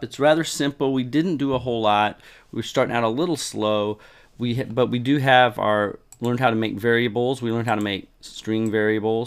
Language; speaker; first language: English; native; English